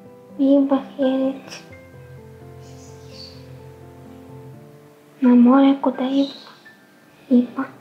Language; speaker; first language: Russian; non-native, learner; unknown